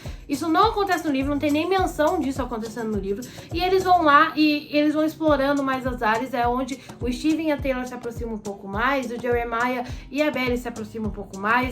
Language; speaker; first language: Portuguese; native; Portuguese